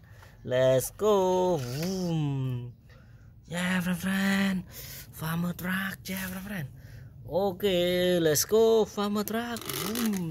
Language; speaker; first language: English; non-native, learner; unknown